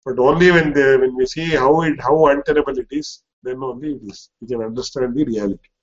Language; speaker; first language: English; non-native, local second language; Tamil